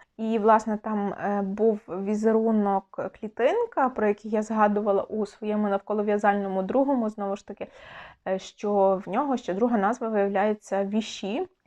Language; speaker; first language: Ukrainian; native; Ukrainian